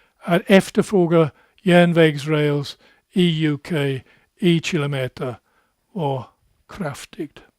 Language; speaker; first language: Swedish; non-native, fluent; English